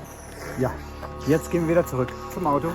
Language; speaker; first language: German; native; German